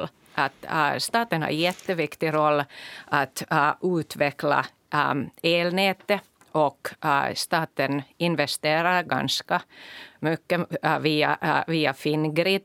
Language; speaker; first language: Swedish; non-native, local second language; Finnish